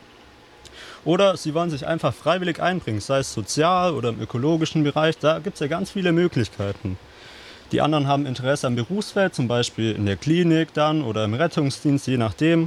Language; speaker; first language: German; native; German